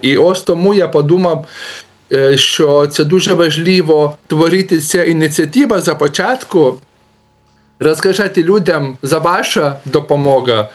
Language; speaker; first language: Ukrainian; non-native, learner; Lithuanian